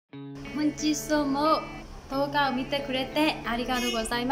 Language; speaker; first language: Japanese; non-native, learner; Burmese